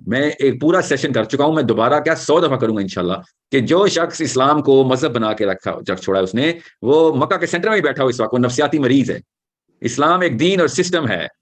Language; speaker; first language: Urdu; native; Urdu